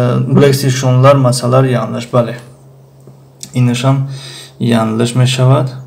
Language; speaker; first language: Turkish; non-native, fluent; Tajik